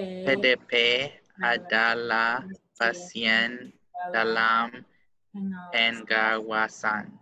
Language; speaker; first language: Indonesian; non-native, learner; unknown